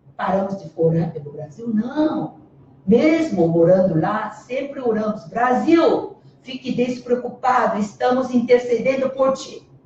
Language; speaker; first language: Portuguese; early bilingual, other home language; Korean